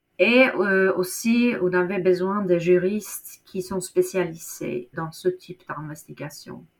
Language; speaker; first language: French; non-native, fluent; Norwegian